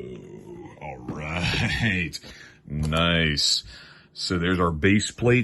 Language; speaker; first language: English; native; English